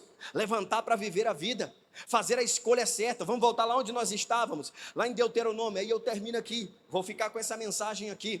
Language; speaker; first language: Portuguese; native; Portuguese